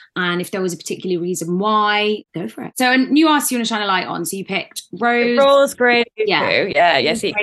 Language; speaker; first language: English; native; English